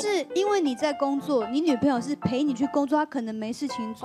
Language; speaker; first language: Chinese; native; Chinese